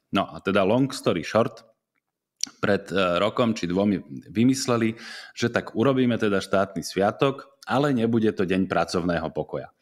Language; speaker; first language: Slovak; native; Slovak